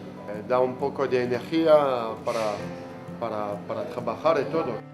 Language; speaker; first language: Spanish; non-native, learner; French